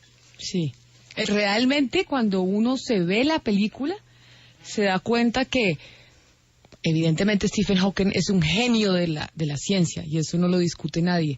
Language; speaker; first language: Spanish; native; Spanish